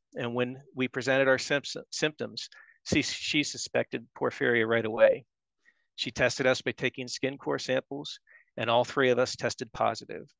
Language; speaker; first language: English; native; English